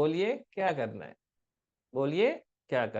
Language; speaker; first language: Hindi; non-native, local second language; Telugu